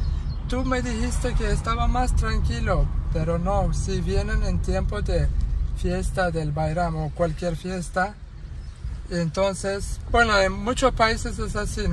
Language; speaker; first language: Spanish; non-native, fluent; Turkish